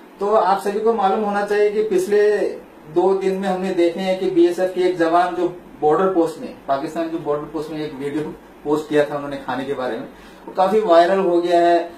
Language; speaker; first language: Hindi; non-native, local second language; Malayalam